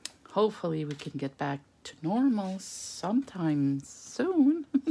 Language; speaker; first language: English; native; English